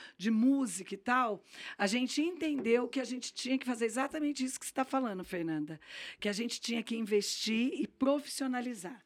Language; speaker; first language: Portuguese; native; Portuguese